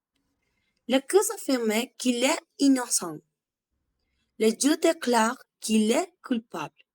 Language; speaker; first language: French; non-native, learner; Spanish